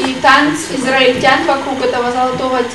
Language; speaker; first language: Russian; native; Russian